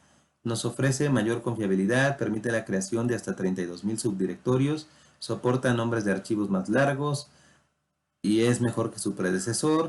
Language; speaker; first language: Spanish; native; Spanish